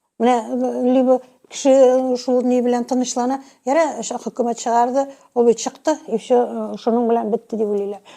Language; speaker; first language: Tatar; native; Tatar